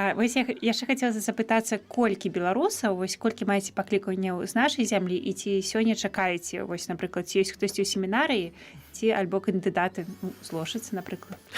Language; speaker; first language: Belarusian; native; Belarusian